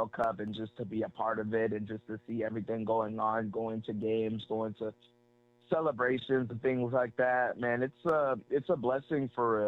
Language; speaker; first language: English; native; English